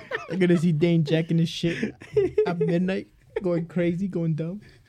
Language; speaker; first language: English; early bilingual, other home language; Spanish